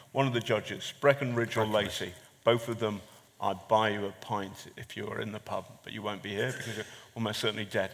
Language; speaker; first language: English; native; English